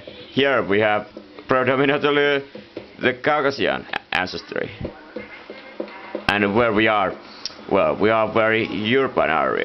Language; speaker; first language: English; non-native, fluent; Italian